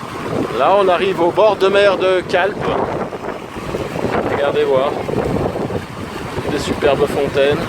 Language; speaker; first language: French; native; French